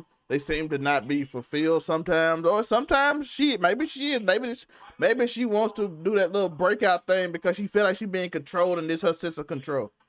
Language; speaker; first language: English; native; English